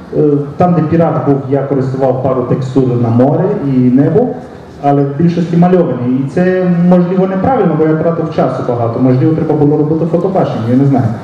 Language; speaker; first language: Ukrainian; non-native, local second language; Romanian